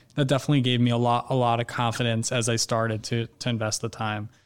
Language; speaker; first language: English; native; English